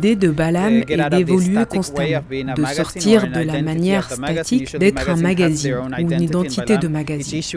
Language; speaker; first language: French; non-native, fluent; Spanish